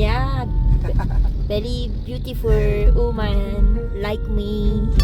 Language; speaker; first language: English; non-native, learner; Japanese